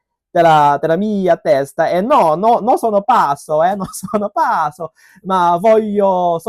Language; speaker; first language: Italian; non-native, fluent; Cantonese